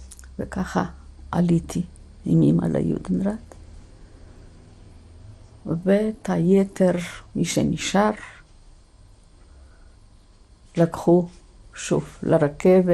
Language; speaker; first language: Hebrew; non-native, fluent; Polish